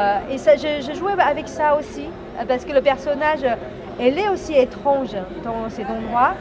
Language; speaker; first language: French; non-native, fluent; Chinese